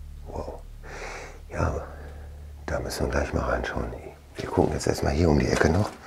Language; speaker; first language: German; native; German